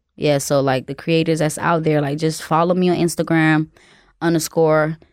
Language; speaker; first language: English; early bilingual, other home language; Haitian Creole